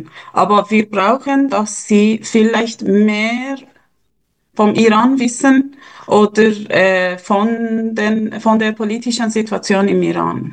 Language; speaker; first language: German; non-native, fluent; Persian